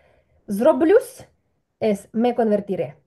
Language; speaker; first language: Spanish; non-native, fluent; Ukrainian